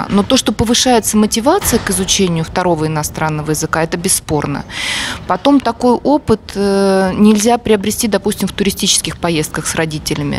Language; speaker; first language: Russian; native; Russian